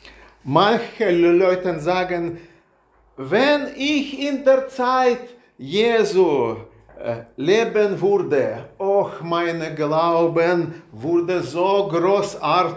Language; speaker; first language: German; non-native, learner; Russian